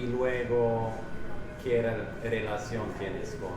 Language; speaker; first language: Spanish; non-native, fluent; English